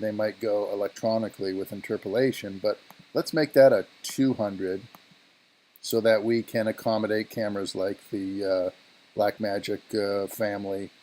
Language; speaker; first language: English; native; English